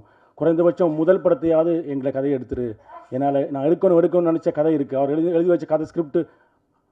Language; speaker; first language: Tamil; native; Tamil